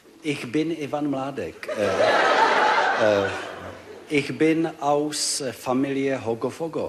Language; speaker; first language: German; non-native, learner; Czech